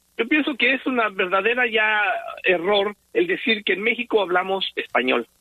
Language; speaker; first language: Spanish; native; Spanish